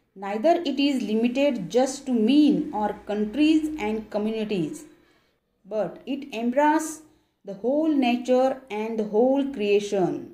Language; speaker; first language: English; non-native, local second language; Marathi